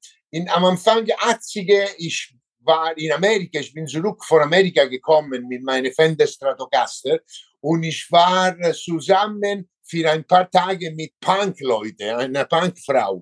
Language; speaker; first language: German; non-native, learner; Italian